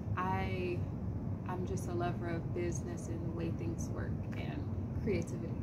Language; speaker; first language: English; native; English